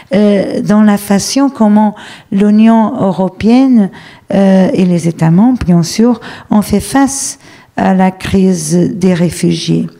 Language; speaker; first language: French; non-native, fluent; Portuguese